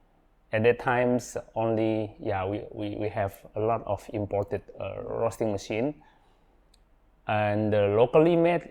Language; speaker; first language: English; non-native, learner; Indonesian